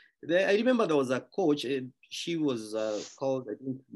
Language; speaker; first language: English; non-native, local second language; Kikuyu